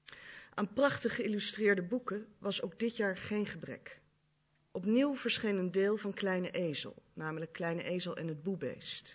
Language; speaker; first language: Dutch; native; Dutch